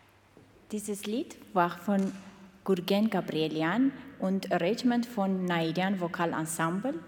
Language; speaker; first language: German; non-native, learner; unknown